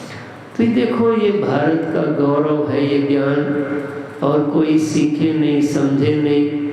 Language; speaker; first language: Hindi; native; Hindi